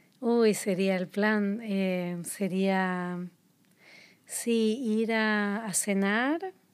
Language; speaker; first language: Spanish; native; Spanish